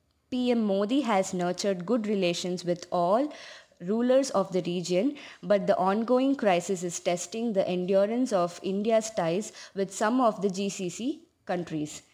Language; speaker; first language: English; non-native, local second language; Tamil